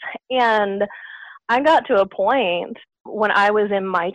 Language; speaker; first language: English; native; English